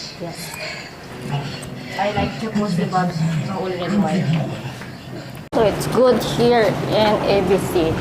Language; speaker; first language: English; non-native, learner; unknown